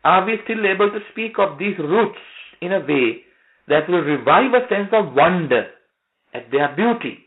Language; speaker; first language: English; non-native, local second language; Sinhala